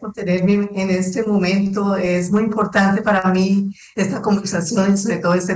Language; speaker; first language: Spanish; native; Spanish